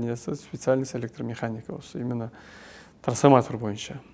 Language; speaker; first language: Russian; non-native, local second language; Kazakh